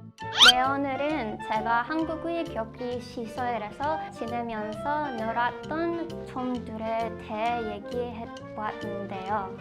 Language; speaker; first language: Korean; non-native, learner; English